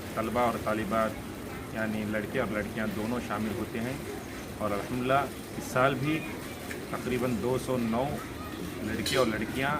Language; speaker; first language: Urdu; native; Urdu